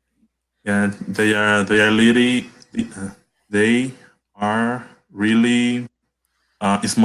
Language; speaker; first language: English; non-native, learner; Portuguese